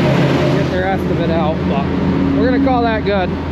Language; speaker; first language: English; native; English